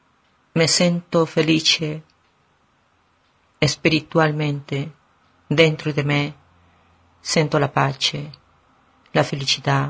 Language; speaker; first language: Italian; non-native, learner; Spanish